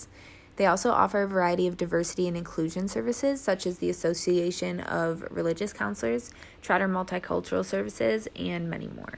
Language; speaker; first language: English; native; English